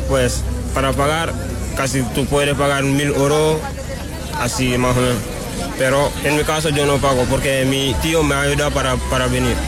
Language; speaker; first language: Spanish; non-native, learner; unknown